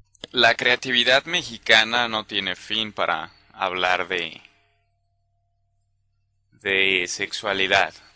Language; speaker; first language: Spanish; native; Spanish